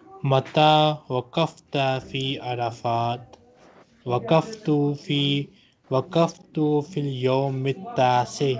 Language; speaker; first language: Arabic; non-native, fluent; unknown